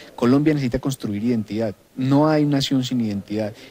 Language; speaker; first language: Spanish; native; Spanish